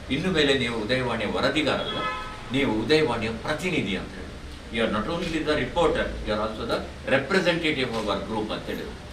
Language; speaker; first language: Kannada; native; Kannada